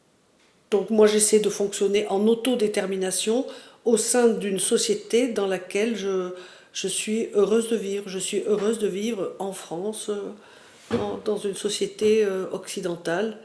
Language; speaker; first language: French; native; French